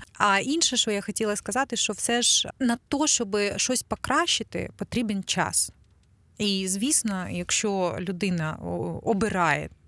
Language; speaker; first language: Ukrainian; non-native, local second language; Russian